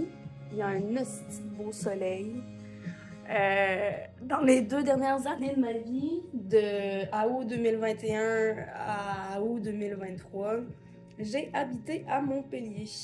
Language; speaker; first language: French; native; French